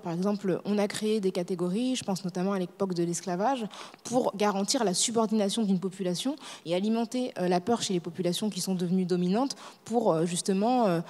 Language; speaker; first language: French; native; French